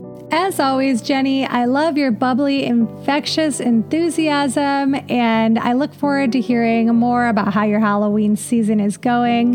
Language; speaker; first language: English; native; English